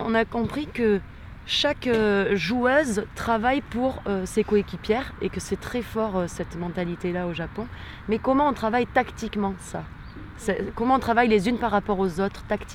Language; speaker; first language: French; native; French